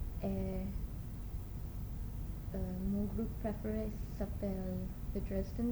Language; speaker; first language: French; non-native, learner; English